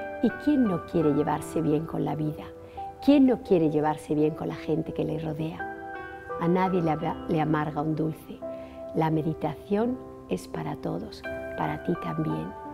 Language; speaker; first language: Spanish; native; Spanish